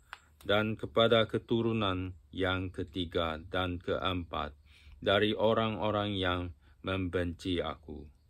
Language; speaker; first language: Indonesian; non-native, fluent; Japanese